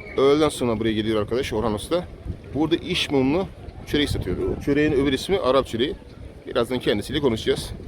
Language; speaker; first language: Turkish; native; Turkish